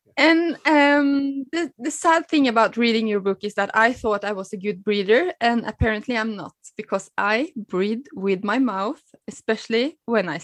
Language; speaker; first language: English; non-native, fluent; Norwegian